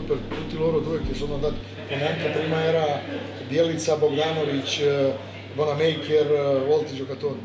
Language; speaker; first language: Italian; non-native, fluent; Serbian